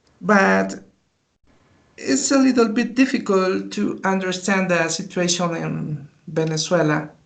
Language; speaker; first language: English; non-native, learner; Spanish